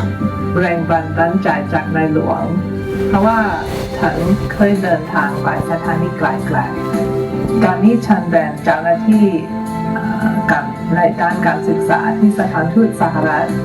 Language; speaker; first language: Thai; non-native, fluent; English